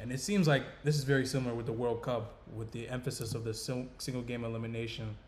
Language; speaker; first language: English; native; English